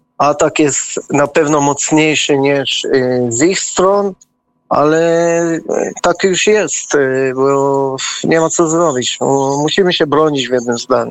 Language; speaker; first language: Polish; early bilingual, heritage; Polish